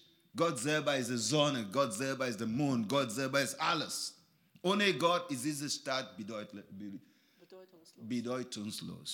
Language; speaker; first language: German; non-native, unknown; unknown